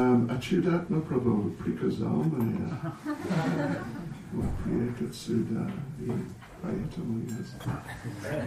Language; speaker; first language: Russian; non-native, learner; English